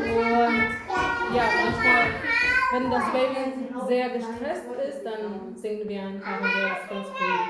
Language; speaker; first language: German; non-native, learner; Portuguese